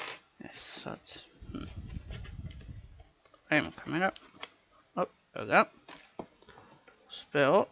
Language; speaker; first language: Croatian; native; Croatian